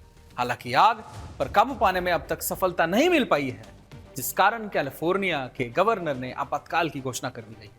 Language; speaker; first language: Hindi; native; Hindi